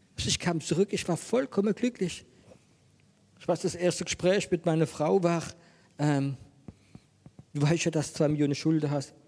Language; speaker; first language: German; non-native, fluent; French